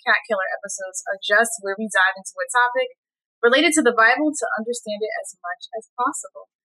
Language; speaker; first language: English; native; English